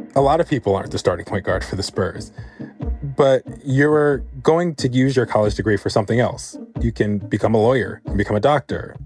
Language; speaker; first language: English; native; English